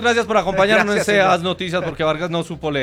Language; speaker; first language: Spanish; native; Spanish